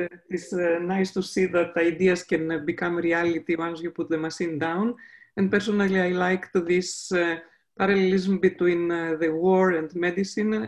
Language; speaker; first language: English; non-native, fluent; Greek